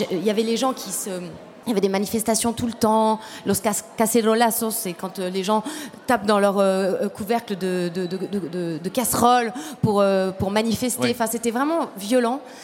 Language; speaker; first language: French; early bilingual, other home language; Spanish